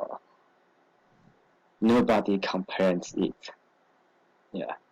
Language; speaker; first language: English; non-native, learner; Chinese